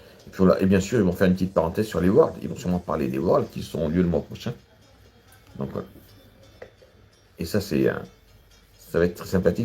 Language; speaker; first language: French; native; French